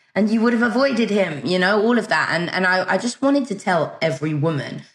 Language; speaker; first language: English; early bilingual, other home language; German